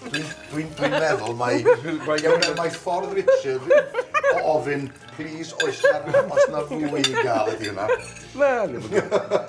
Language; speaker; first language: Welsh; native; Welsh